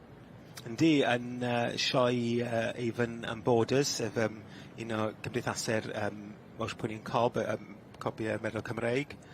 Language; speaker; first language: Welsh; native; Welsh